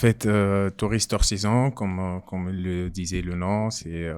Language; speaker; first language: French; non-native, local second language; Arabic